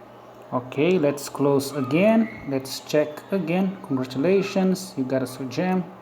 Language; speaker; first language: English; non-native, learner; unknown